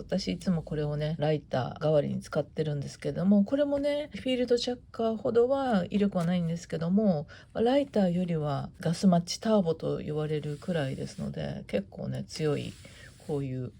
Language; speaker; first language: Japanese; native; Japanese